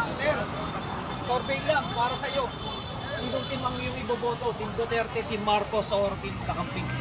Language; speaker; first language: Filipino; native; Filipino